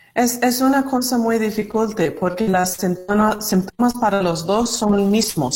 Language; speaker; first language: Spanish; non-native, learner; English